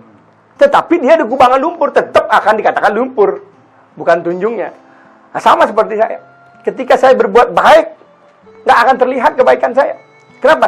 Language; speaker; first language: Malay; non-native, local second language; Balinese